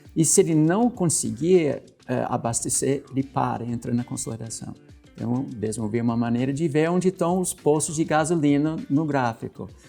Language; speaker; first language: Portuguese; non-native, fluent; English